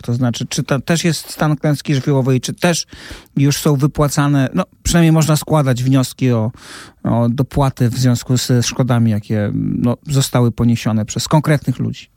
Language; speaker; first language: Polish; native; Polish